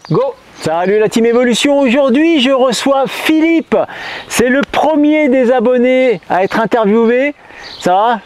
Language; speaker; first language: French; native; French